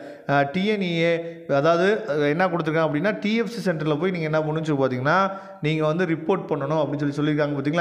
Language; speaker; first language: Tamil; native; Tamil